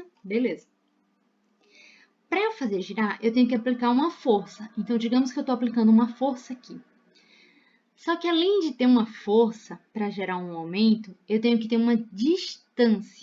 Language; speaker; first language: Portuguese; native; Portuguese